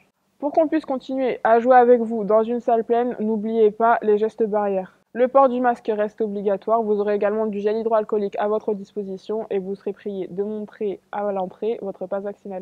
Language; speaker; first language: French; native; French